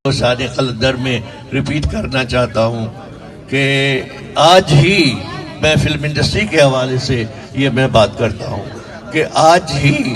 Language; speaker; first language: Urdu; non-native, local second language; Sindhi